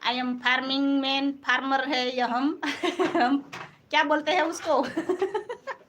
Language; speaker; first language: Hindi; non-native, local second language; Gujarati